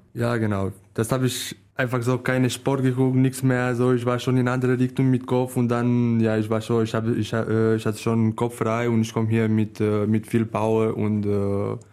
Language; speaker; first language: German; non-native, learner; Romanian